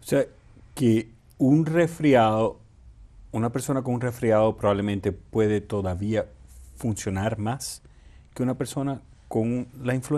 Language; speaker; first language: Spanish; native; Spanish